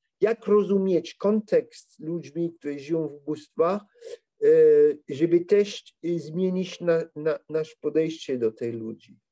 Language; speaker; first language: Polish; non-native, learner; French